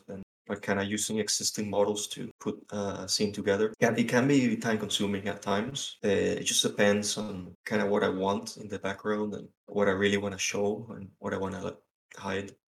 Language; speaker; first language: English; non-native, fluent; Spanish